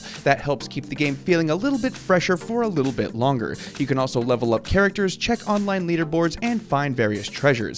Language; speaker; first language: English; native; English